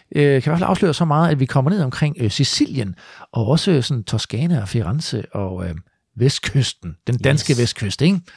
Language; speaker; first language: English; non-native, fluent; Danish